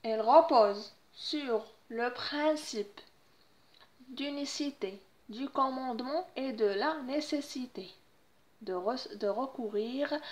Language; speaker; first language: French; non-native, local second language; Arabic